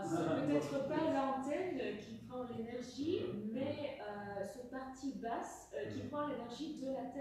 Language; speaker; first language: French; non-native, fluent; Russian